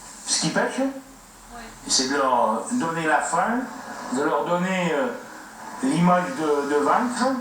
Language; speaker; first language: French; native; French